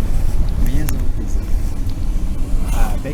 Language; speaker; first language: Russian; non-native, local second language; Kyrgyz